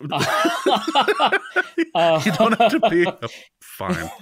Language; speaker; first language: English; native; English